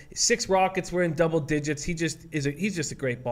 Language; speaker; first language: English; native; English